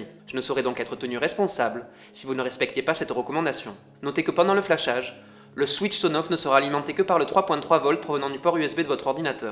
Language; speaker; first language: French; native; French